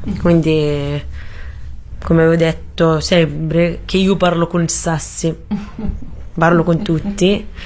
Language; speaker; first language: Italian; non-native, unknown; Arabic